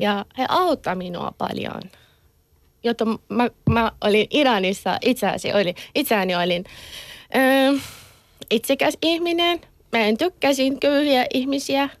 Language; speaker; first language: Finnish; non-native, learner; Persian